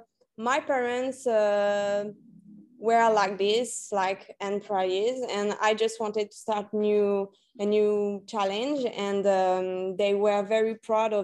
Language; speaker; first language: English; non-native, learner; French